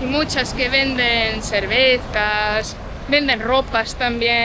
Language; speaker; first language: Spanish; non-native, fluent; Estonian